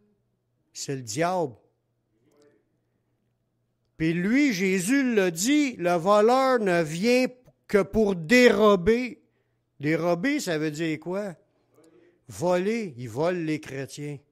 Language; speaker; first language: French; native; French